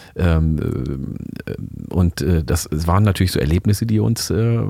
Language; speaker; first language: German; early bilingual, other home language; Oromo